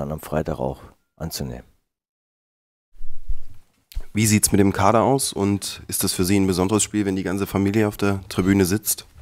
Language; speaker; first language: German; native; German